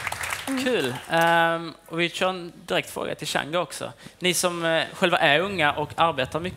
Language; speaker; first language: Swedish; native; Swedish